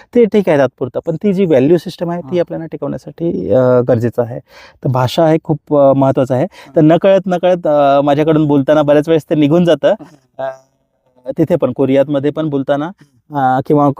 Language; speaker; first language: Marathi; non-native, local second language; Kukna